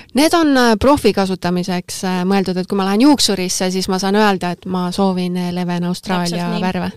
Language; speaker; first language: Estonian; native; Estonian